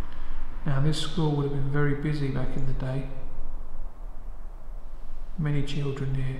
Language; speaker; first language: English; native; English